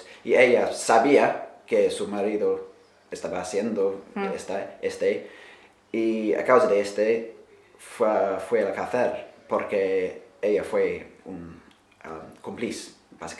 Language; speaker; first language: Spanish; non-native, fluent; English